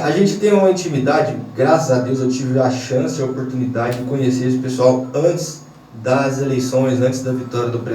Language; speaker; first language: Portuguese; native; Portuguese